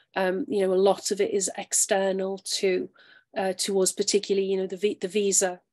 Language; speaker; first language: English; native; English